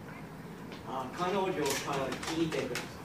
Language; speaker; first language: Japanese; non-native, learner; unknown